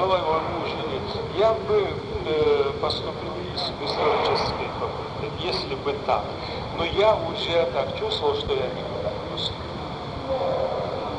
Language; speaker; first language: Russian; non-native, fluent; Lithuanian